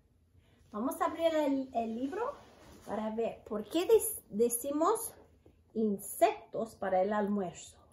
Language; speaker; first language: Spanish; early bilingual, heritage; Spanish